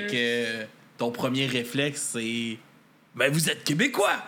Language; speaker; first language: French; native; French